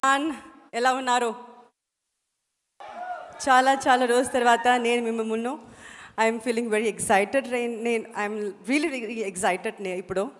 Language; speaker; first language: Telugu; non-native, fluent; Tamil